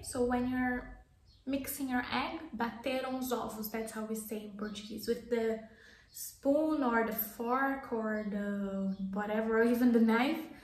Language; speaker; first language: English; non-native, fluent; Portuguese